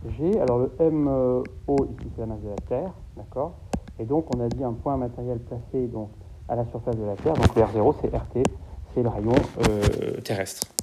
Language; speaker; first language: French; native; French